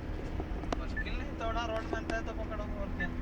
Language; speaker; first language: Hindi; non-native, local second language; Malayalam